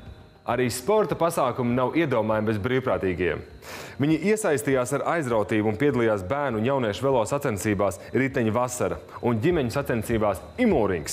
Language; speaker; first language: Latvian; native; Latvian